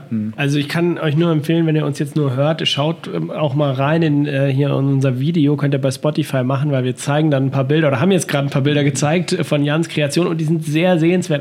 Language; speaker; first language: German; native; German